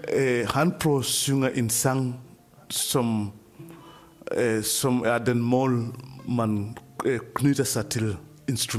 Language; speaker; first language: Danish; non-native, fluent; Mandingo